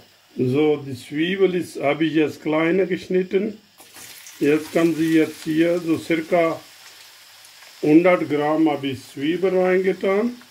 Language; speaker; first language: German; non-native, learner; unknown